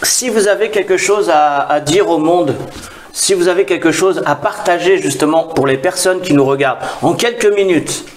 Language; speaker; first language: French; native; French